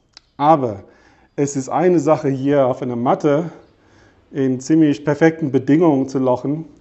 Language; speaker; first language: German; non-native, fluent; English